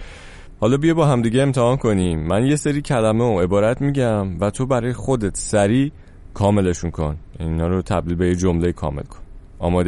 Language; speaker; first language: Persian; native; Persian